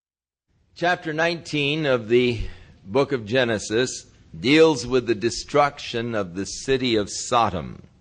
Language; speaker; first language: English; native; English